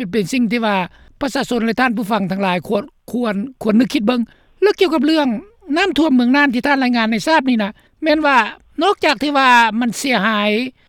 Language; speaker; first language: Lao; native; Lao